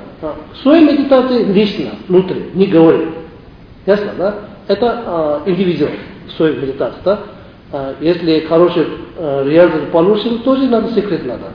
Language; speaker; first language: Russian; non-native, learner; Tibetan